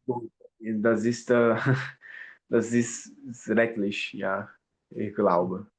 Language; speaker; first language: German; non-native, learner; Portuguese